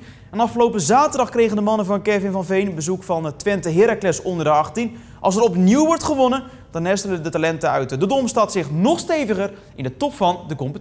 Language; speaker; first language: Dutch; native; Dutch